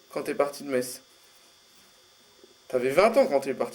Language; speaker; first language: French; native; French